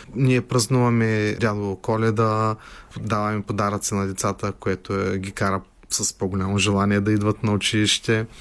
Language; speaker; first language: Bulgarian; native; Bulgarian